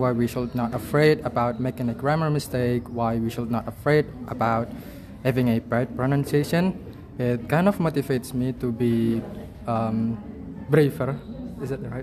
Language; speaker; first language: English; non-native, learner; Indonesian